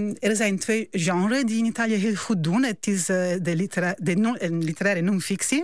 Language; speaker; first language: Dutch; non-native, fluent; Italian